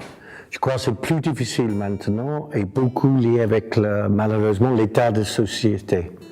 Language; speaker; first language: French; non-native, fluent; English